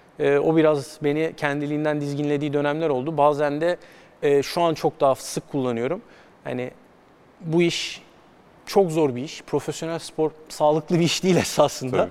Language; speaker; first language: Turkish; native; Turkish